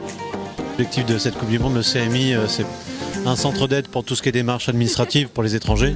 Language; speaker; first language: French; native; French